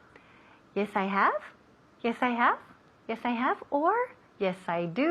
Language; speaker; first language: English; non-native, fluent; Spanish